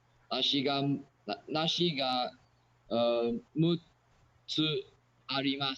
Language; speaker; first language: Japanese; non-native, learner; English